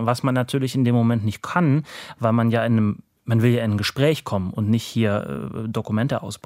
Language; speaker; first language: German; native; German